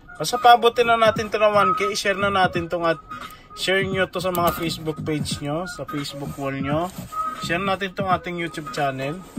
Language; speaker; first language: Filipino; native; Filipino